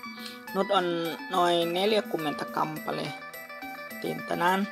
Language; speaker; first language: Finnish; non-native, learner; Northeastern Thai